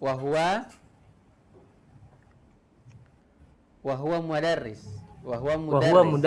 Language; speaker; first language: Arabic; non-native, fluent; Indonesian